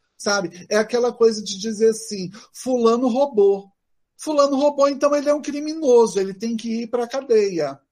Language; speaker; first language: Portuguese; native; Portuguese